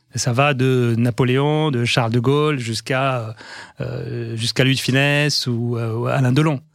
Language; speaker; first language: French; non-native, local second language; Arabic